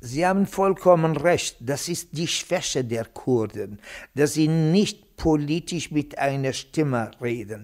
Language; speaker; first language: German; non-native, fluent; Kurdish